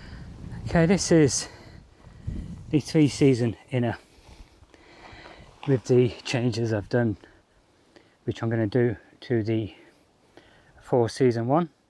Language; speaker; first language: English; native; English